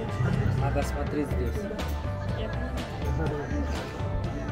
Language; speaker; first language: Russian; non-native, learner; Romanian